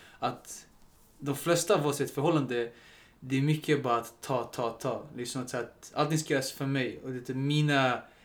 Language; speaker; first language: Swedish; early bilingual, other home language; Spanish